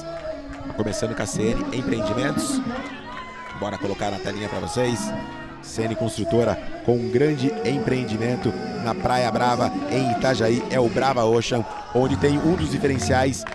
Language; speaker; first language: Portuguese; native; Portuguese